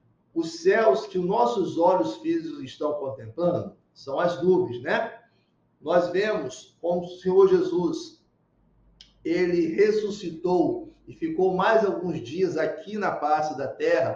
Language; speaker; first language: Portuguese; native; Portuguese